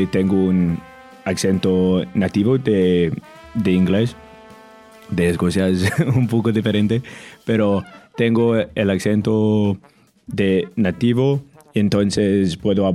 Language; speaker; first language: Spanish; non-native, learner; English